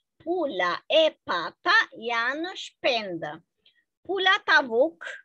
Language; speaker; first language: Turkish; non-native, fluent; Albanian